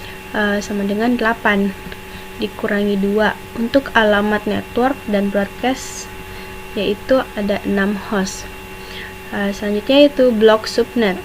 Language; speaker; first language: Indonesian; native; Indonesian